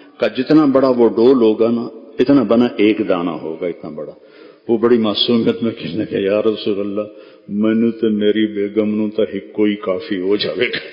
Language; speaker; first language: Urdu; non-native, local second language; Punjabi